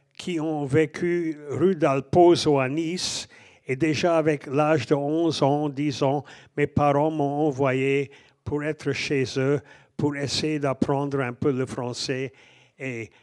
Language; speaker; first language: French; non-native, fluent; English